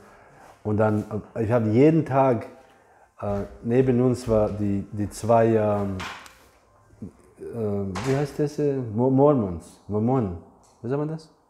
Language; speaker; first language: German; non-native, fluent; English